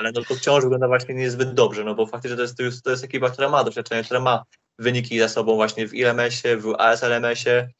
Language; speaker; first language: Polish; native; Polish